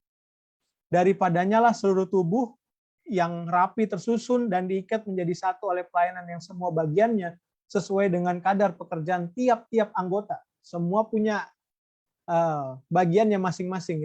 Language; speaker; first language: Indonesian; native; Indonesian